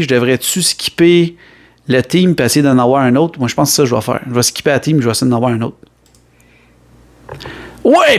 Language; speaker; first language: French; native; French